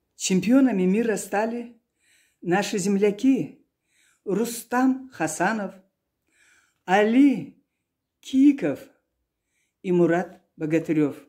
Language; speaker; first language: Russian; non-native, local second language; Karachay-Balkar